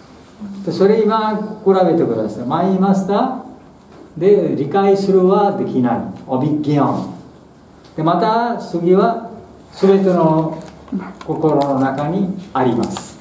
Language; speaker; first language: Japanese; non-native, fluent; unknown